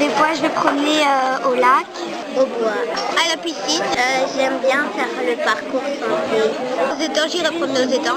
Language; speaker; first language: French; native; French